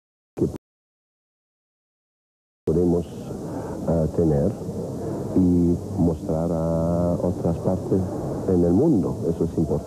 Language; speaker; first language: Spanish; non-native, fluent; French